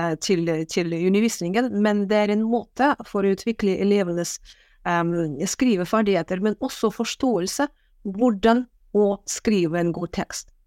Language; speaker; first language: Norwegian; non-native, fluent; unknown